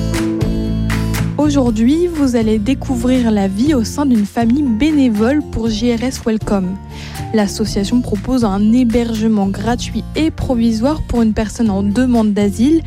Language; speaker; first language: French; native; French